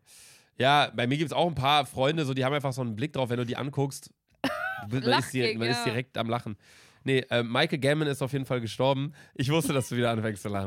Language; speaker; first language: German; native; German